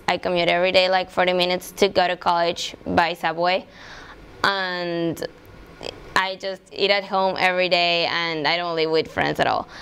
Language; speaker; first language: English; non-native, fluent; Spanish